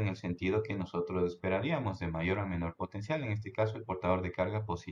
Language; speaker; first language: Spanish; native; Spanish